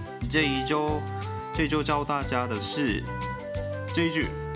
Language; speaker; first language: Chinese; non-native, fluent; Japanese